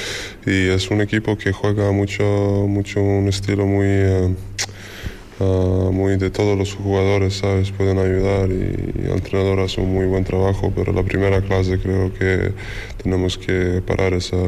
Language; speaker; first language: Spanish; non-native, fluent; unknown